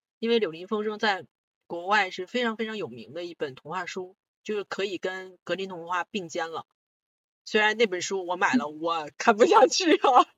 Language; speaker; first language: Chinese; non-native, local second language; Korean